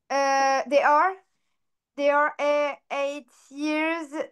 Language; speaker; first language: English; non-native, learner; French